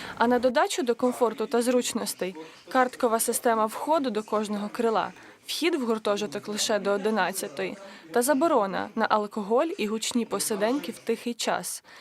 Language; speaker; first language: Ukrainian; native; Ukrainian